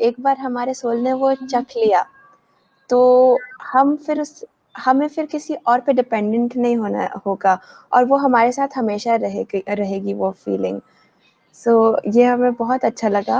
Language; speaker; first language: Hindi; native; Hindi